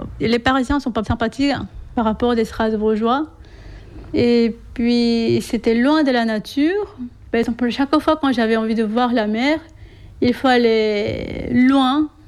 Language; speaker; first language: French; non-native, fluent; Korean